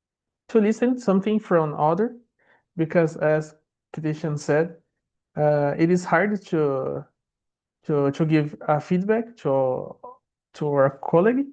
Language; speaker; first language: English; non-native, learner; Portuguese